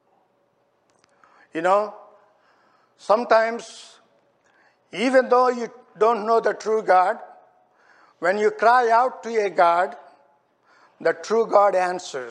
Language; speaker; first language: English; non-native, local second language; Telugu